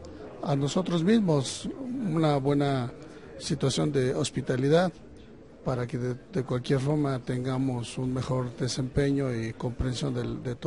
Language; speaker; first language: Spanish; native; Spanish